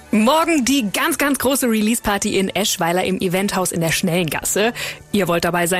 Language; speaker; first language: German; native; German